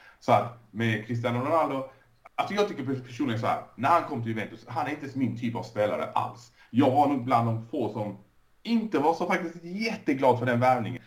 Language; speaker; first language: Swedish; early bilingual, other home language; Persian